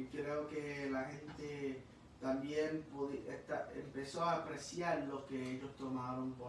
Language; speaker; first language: Spanish; early bilingual, heritage; English